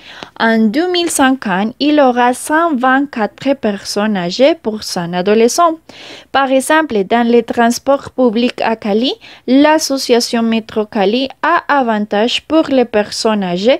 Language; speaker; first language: French; non-native, learner; Spanish